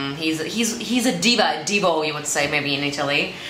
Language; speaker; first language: English; non-native, fluent; German